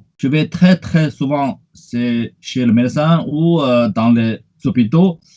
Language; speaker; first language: French; non-native, fluent; Chinese